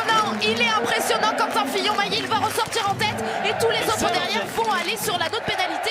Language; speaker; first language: French; native; French